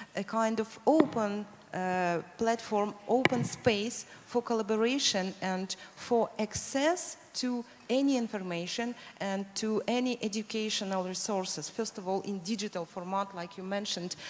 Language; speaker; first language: English; non-native, fluent; Russian